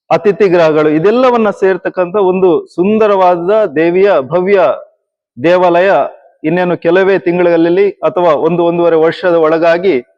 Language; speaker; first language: Kannada; native; Kannada